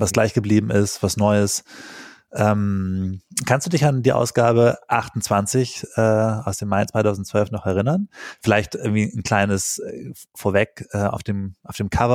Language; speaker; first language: German; native; German